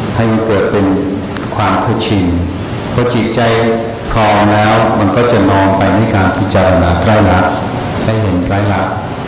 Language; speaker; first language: Thai; non-native, fluent; English